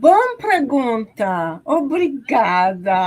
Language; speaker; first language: Portuguese; non-native, learner; English